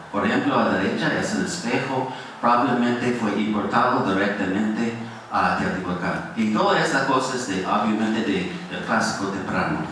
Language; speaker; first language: Spanish; non-native, fluent; English